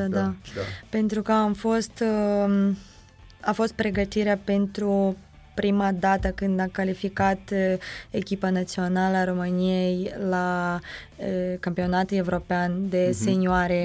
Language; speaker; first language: Romanian; non-native, fluent; Ukrainian